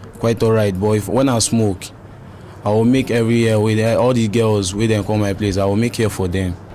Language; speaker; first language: Nigerian Pidgin; non-native, local second language; Yoruba